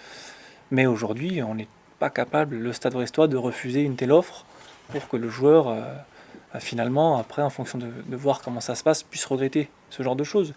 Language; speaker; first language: French; native; French